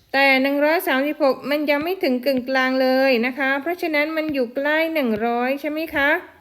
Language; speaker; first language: Thai; non-native, local second language; Malay